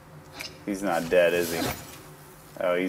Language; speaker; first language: English; native; English